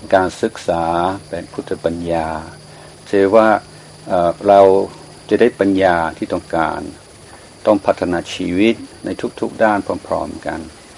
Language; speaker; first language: Thai; non-native, fluent; English